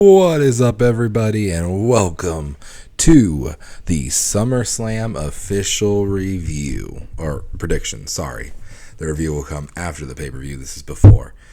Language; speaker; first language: English; native; English